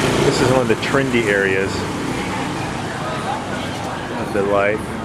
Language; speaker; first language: English; native; English